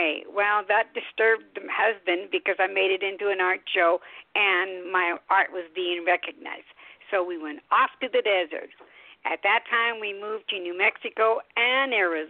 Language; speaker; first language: English; early bilingual, other home language; Spanish